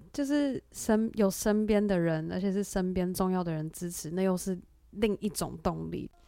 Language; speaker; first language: Chinese; native; Chinese